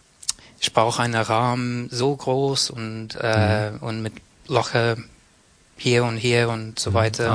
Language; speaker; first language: German; non-native, fluent; English